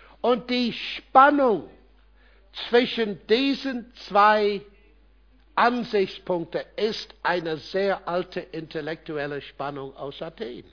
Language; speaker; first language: German; non-native, fluent; English